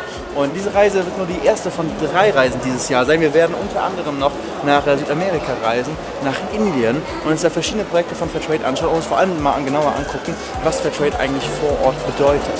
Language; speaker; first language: German; native; German